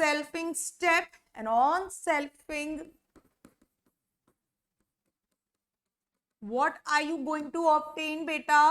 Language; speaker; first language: English; non-native, local second language; Hindi